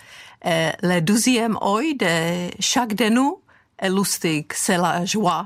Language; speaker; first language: French; non-native, fluent; Czech